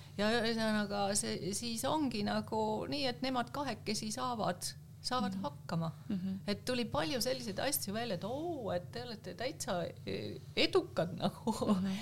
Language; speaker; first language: Estonian; native; Estonian